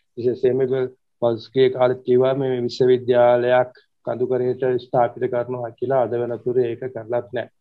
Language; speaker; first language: Sinhala; non-native, local second language; Tamil